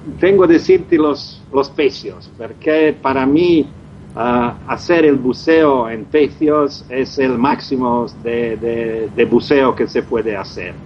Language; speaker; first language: Spanish; non-native, learner; Croatian